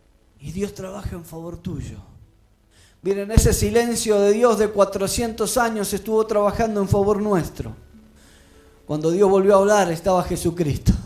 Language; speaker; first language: Spanish; native; Spanish